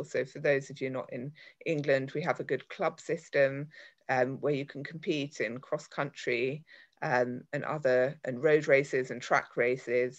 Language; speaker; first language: English; native; English